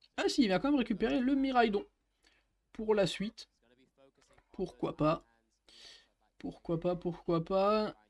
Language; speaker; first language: French; native; French